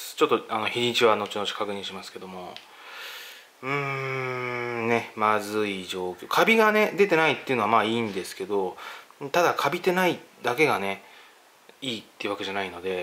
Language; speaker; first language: Japanese; native; Japanese